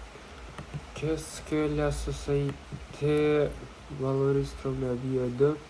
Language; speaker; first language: French; non-native, learner; Russian